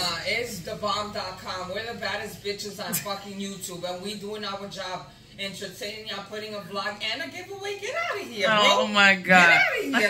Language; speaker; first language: English; native; English